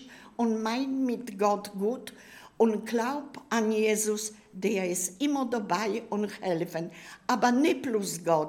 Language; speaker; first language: German; non-native, learner; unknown